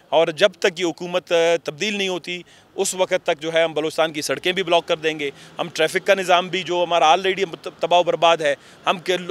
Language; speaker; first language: Urdu; non-native, local second language; Baluchi